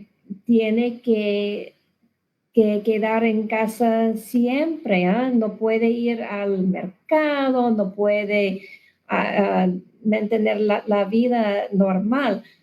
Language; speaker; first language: Spanish; non-native, learner; English